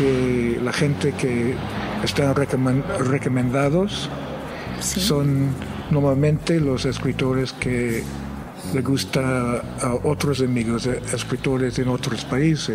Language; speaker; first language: Spanish; non-native, fluent; English